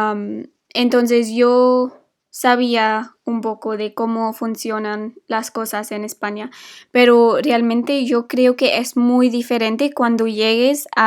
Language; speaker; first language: Spanish; non-native, fluent; English